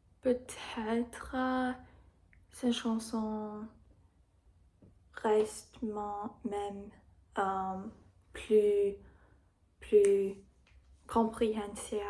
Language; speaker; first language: French; non-native, learner; English